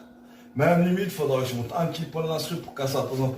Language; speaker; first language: French; native; French